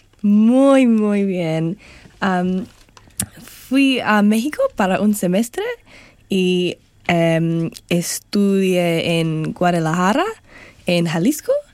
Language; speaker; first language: Spanish; non-native, learner; English